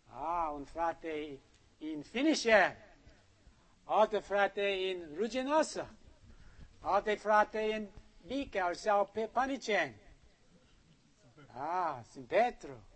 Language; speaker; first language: Romanian; non-native, learner; English